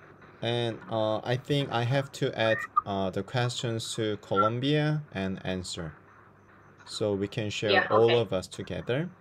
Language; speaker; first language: English; non-native, fluent; Korean